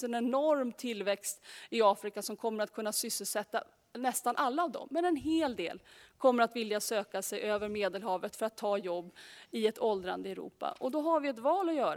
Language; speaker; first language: Swedish; native; Swedish